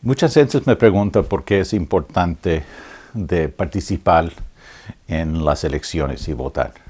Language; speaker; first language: Spanish; early bilingual, heritage; Spanish